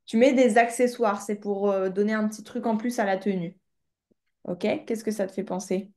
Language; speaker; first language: French; native; French